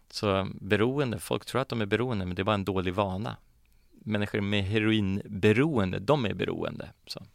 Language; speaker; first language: Swedish; early bilingual, other home language; Polish